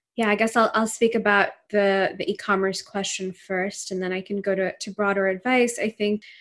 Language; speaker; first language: English; non-native, local second language; Urdu